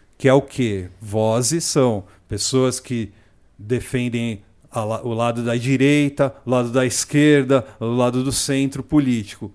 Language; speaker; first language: Portuguese; native; Portuguese